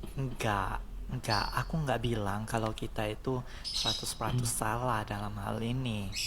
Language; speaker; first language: Indonesian; native; Indonesian